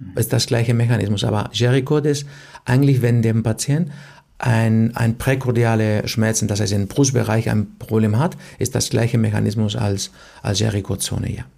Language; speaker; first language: German; non-native, fluent; Spanish